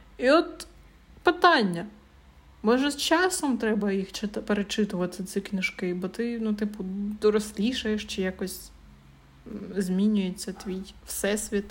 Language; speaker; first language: Ukrainian; native; Ukrainian